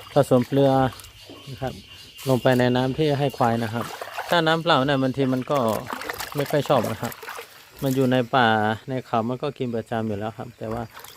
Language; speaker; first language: Thai; non-native, local second language; Karen languages